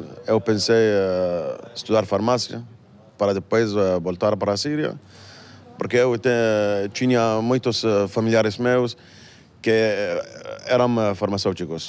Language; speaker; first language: Portuguese; non-native, fluent; Arabic